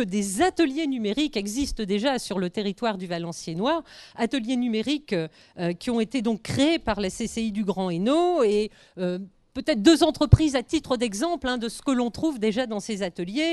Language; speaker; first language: French; native; French